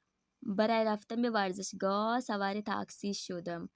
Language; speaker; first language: Persian; non-native, fluent; Urdu